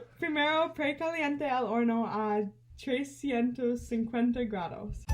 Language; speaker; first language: Spanish; non-native, learner; English